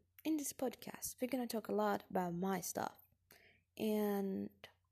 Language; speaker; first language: English; non-native, fluent; Portuguese